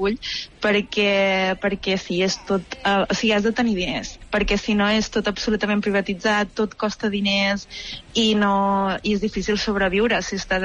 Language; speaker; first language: Catalan; native; Catalan